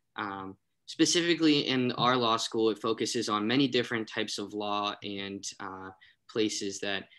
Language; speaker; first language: English; native; English